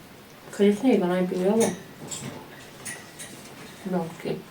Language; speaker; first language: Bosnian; non-native, learner; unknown